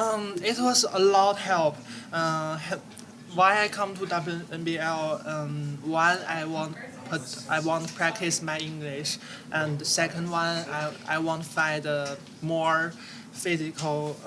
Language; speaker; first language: English; non-native, learner; Chinese